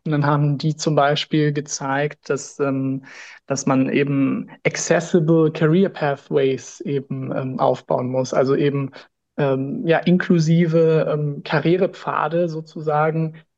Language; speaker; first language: German; native; German